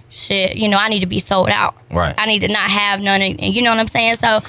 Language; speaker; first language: English; native; English